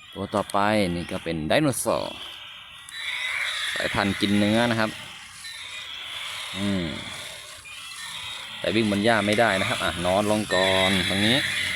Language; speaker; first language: Thai; native; Thai